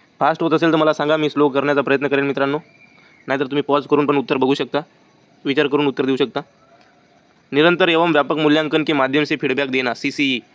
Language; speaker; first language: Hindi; non-native, local second language; Marathi